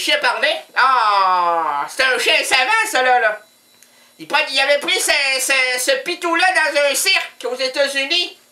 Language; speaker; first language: French; native; French